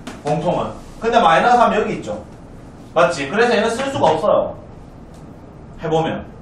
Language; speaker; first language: Korean; native; Korean